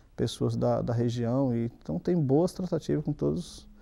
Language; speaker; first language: Portuguese; native; Portuguese